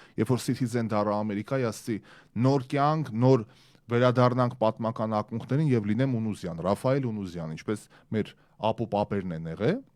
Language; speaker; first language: Armenian; early bilingual, heritage; Armenian